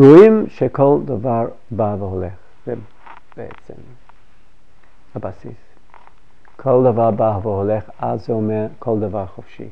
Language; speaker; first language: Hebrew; non-native, fluent; English